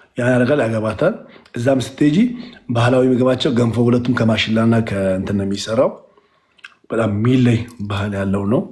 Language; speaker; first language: Amharic; non-native, local second language; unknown